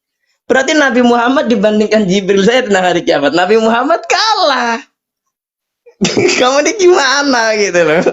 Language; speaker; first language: Indonesian; native; Indonesian